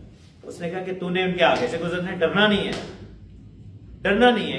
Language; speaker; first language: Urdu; non-native, local second language; Punjabi